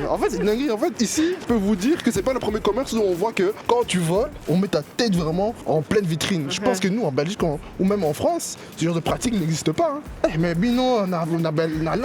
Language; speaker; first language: French; native; French